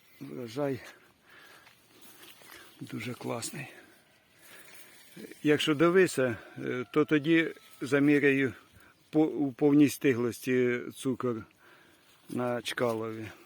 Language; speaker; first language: Ukrainian; native; Ukrainian